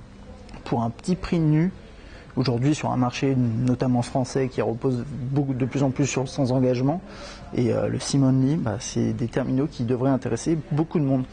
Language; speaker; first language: French; native; French